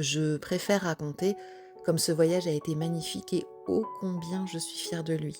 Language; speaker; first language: French; native; French